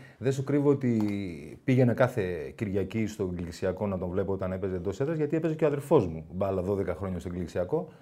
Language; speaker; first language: Greek; native; Greek